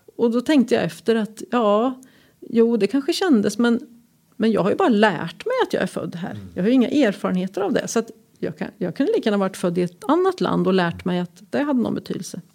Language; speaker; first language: Swedish; native; Swedish